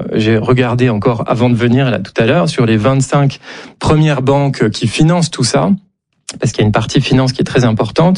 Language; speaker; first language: French; native; French